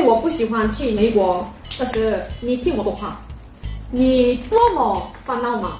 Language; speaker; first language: Chinese; non-native, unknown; Korean